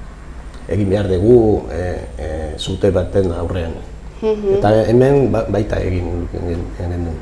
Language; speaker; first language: Basque; non-native, local second language; Spanish